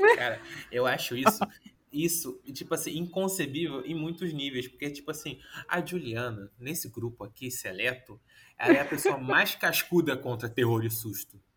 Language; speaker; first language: Portuguese; native; Portuguese